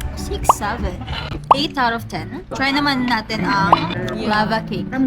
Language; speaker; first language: Filipino; native; Filipino